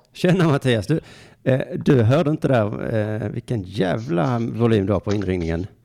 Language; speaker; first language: Swedish; native; Swedish